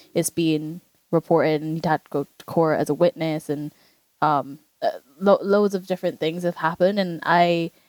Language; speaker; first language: English; native; English